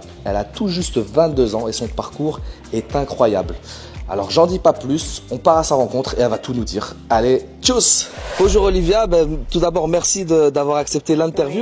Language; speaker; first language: French; native; French